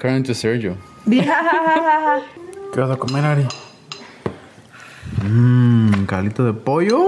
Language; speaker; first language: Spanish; early bilingual, heritage; English